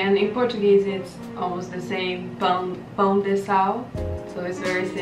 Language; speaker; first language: English; non-native, fluent; Portuguese